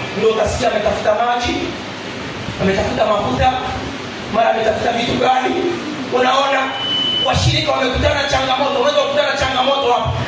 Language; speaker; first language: Swahili; non-native, local second language; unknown